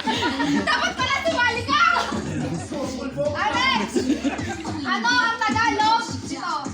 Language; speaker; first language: Filipino; non-native, local second language; Cebuano